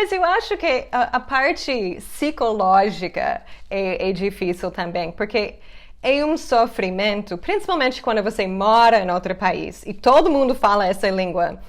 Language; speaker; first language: Portuguese; non-native, fluent; English